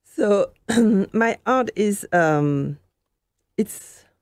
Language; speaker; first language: English; non-native, fluent; French